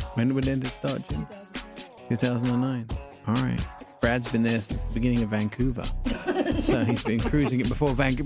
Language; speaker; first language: English; native; English